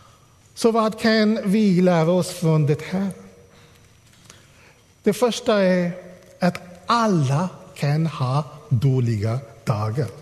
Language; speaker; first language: Swedish; non-native, fluent; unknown